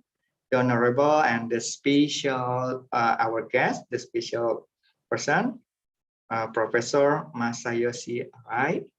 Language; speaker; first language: English; non-native, fluent; Indonesian